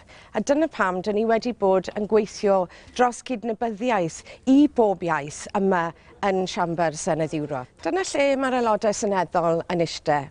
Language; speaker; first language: Welsh; non-native, local second language; English